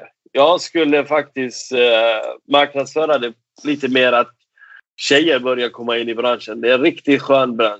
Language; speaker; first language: Swedish; non-native, fluent; Persian